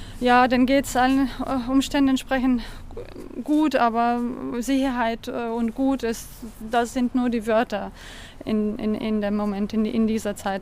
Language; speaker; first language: German; non-native, fluent; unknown